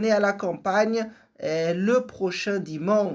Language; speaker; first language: French; non-native, fluent; Portuguese